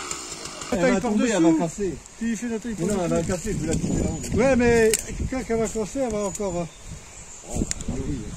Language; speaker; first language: French; native; French